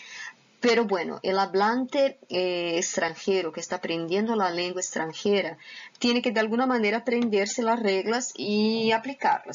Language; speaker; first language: Spanish; non-native, fluent; Portuguese